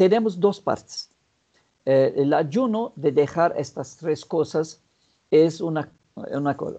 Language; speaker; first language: Spanish; non-native, fluent; Portuguese